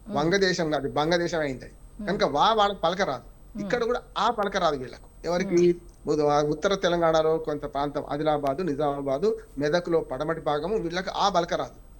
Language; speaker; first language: Telugu; native; Telugu